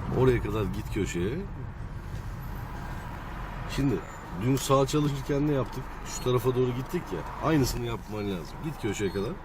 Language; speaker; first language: Turkish; native; Turkish